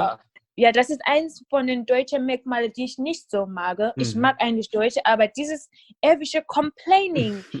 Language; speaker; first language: German; non-native, fluent; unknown